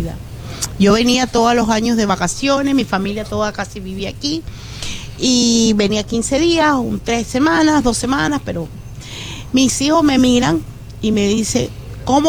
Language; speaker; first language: Spanish; native; Spanish